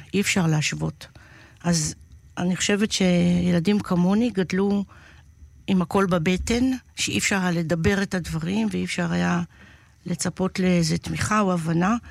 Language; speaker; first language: Hebrew; native; Hebrew